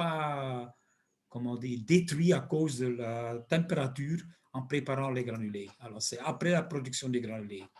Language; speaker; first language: French; non-native, local second language; Dutch